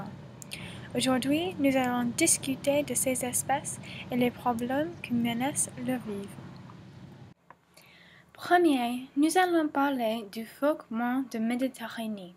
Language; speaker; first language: French; non-native, learner; English